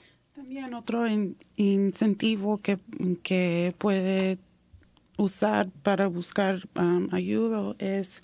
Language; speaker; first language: Spanish; early bilingual, heritage; Spanish